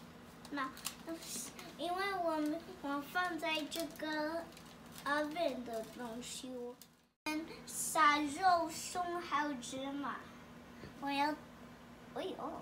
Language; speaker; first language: Chinese; early bilingual, heritage; Chinese